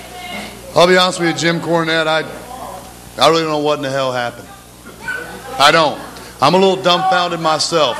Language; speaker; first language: English; native; English